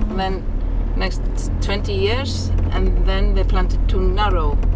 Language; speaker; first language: English; non-native, fluent; Icelandic